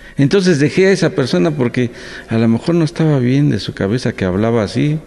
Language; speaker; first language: Spanish; non-native, local second language; Mixtepec Mixtec